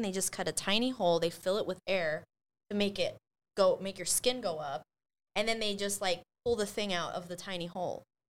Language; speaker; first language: English; early bilingual, other home language; Spanish